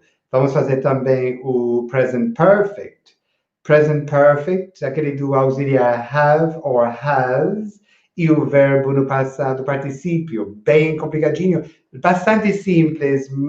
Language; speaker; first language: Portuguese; non-native, fluent; English